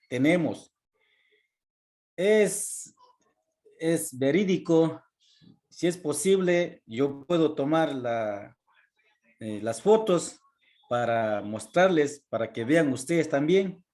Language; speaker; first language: Spanish; non-native, local second language; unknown